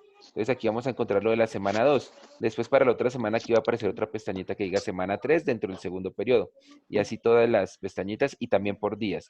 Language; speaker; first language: Spanish; native; Spanish